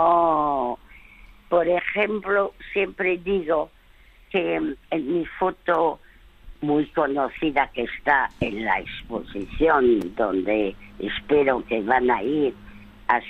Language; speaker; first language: Spanish; early bilingual, other home language; French